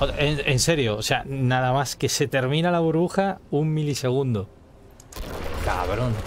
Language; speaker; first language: Spanish; native; Spanish